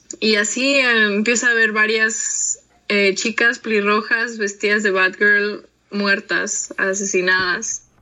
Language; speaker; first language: Spanish; native; Spanish